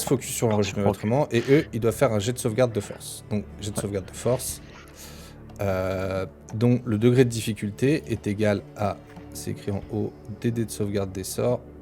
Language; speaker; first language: French; native; French